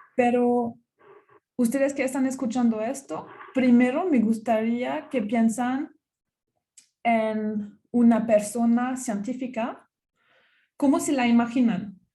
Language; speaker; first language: Spanish; non-native, fluent; French